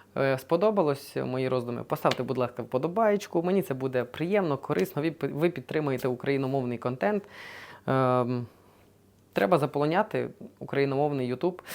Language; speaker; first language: Ukrainian; non-native, local second language; Russian